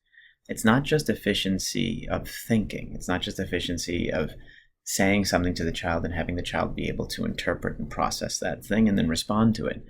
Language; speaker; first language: English; native; English